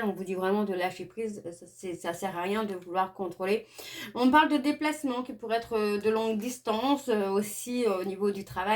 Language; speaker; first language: French; native; French